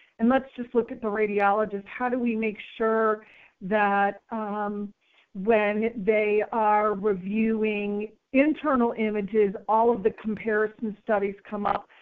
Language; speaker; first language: English; native; English